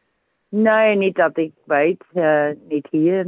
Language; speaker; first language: Dutch; early bilingual, heritage; Dutch